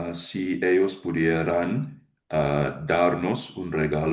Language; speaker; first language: Spanish; non-native, learner; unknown